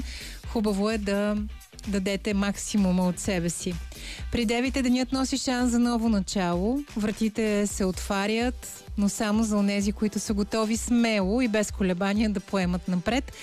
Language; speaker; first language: Bulgarian; native; Bulgarian